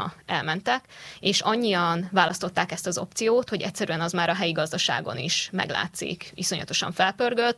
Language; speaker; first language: Hungarian; native; Hungarian